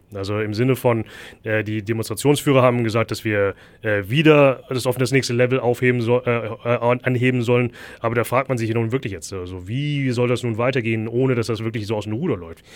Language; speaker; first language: German; early bilingual, other home language; Thai